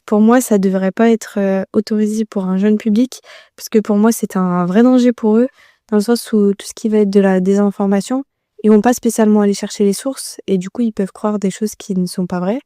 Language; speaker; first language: French; native; French